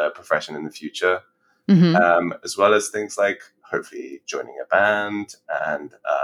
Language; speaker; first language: English; native; English